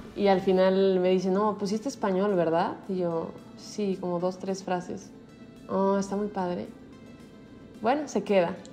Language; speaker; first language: Spanish; native; Spanish